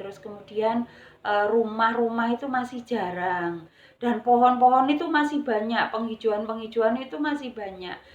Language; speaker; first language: Indonesian; non-native, local second language; Javanese